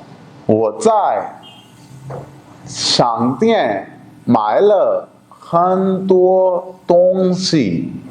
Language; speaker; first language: Chinese; non-native, fluent; Urdu